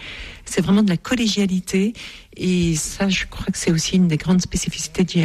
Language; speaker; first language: French; native; French